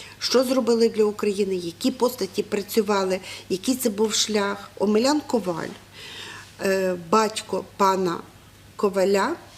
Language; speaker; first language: Ukrainian; native; Ukrainian